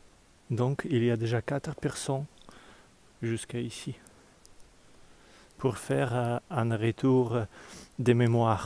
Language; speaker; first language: French; non-native, learner; Russian